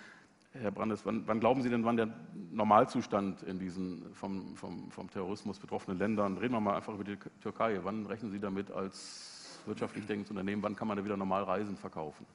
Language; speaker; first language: German; native; German